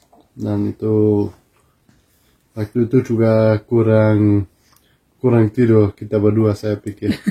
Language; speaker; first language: Indonesian; non-native, learner; German